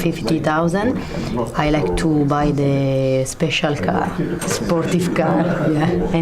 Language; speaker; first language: English; non-native, learner; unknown